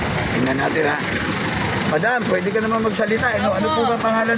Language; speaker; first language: Filipino; native; Filipino